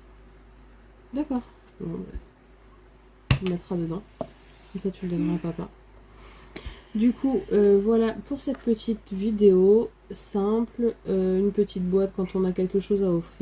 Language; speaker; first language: French; native; French